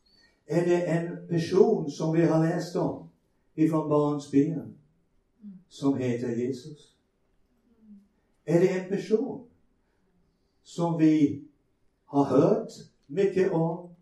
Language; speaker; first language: Swedish; non-native, fluent; English